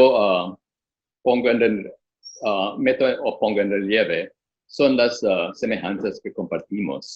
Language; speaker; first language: Spanish; non-native, fluent; Filipino